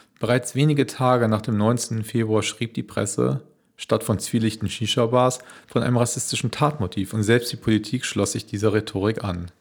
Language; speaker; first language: German; native; German